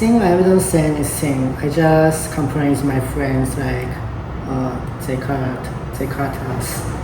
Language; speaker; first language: English; non-native, fluent; Japanese